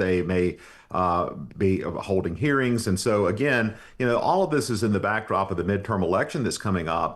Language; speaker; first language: English; native; English